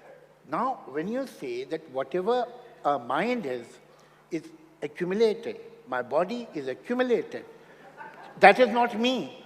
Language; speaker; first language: English; non-native, local second language; Hindi